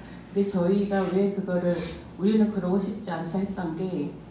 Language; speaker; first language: Korean; native; Korean